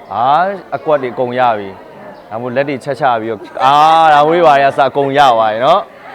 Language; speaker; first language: Burmese; native; Burmese